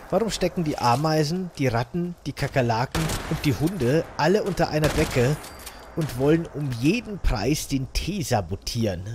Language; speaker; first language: German; native; German